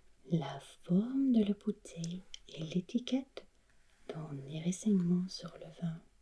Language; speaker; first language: French; non-native, fluent; German